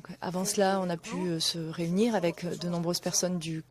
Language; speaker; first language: French; native; French